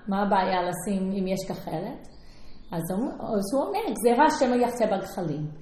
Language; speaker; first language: Hebrew; non-native, fluent; English